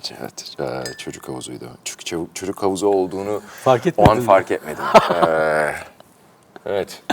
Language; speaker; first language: Turkish; early bilingual, heritage; Turkish